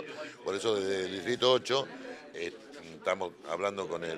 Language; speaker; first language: Spanish; native; Spanish